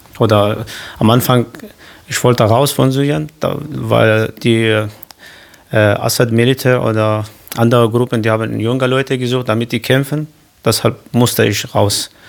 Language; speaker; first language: German; non-native, learner; Kurdish